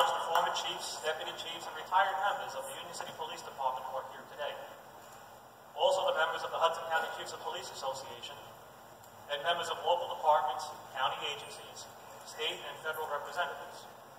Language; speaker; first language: English; native; English